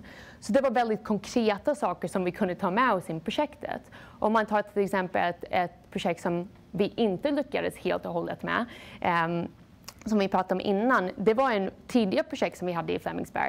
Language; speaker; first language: Swedish; non-native, fluent; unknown